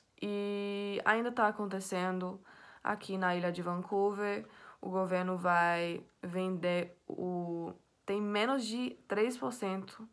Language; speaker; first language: Portuguese; non-native, fluent; English